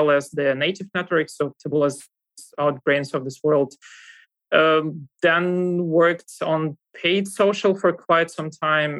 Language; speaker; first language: English; non-native, fluent; Russian